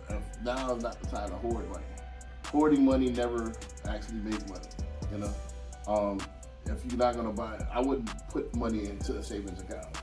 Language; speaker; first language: English; native; English